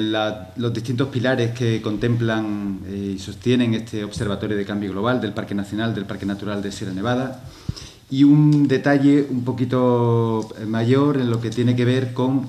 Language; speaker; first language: Spanish; native; Spanish